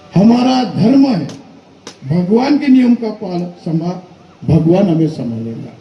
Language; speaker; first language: Hindi; non-native, local second language; Marathi